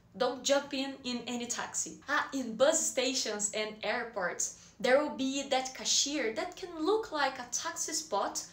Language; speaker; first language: English; non-native, fluent; Portuguese